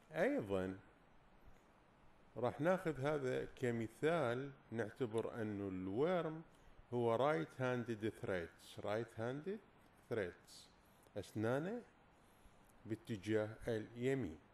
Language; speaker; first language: Arabic; native; Arabic